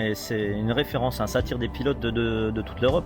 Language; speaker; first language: French; native; French